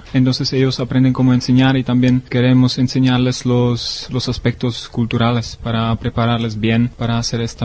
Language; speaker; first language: Spanish; non-native, learner; Czech